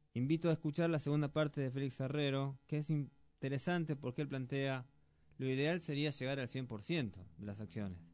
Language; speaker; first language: Spanish; native; Spanish